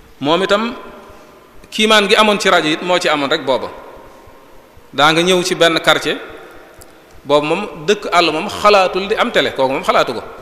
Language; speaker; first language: Wolof; native; Wolof